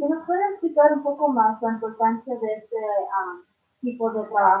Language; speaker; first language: Spanish; early bilingual, other home language; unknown